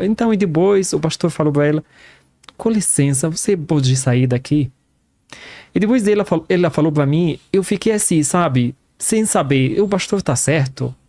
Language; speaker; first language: Portuguese; non-native, fluent; Arabic